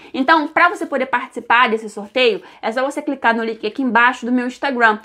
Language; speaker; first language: Portuguese; native; Portuguese